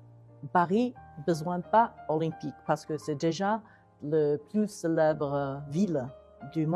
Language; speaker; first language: French; non-native, learner; Chinese